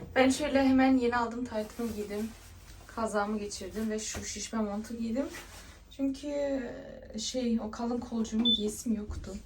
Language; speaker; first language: Turkish; early bilingual, heritage; Turkish